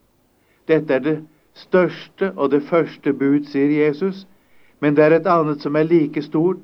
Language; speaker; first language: Norwegian; native; Norwegian